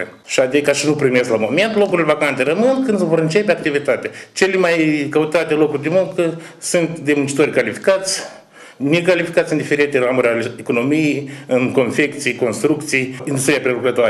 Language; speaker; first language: Romanian; native; Romanian